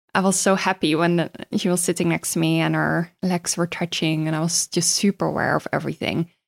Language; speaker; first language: English; non-native, fluent; Dutch